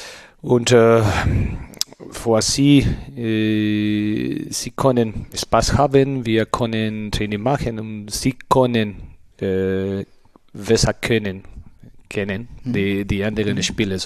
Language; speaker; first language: German; non-native, learner; Spanish